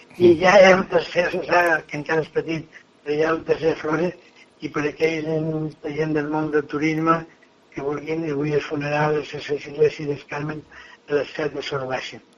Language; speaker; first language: Catalan; non-native, local second language; Spanish